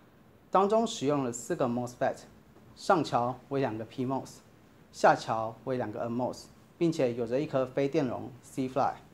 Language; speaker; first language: Chinese; native; Chinese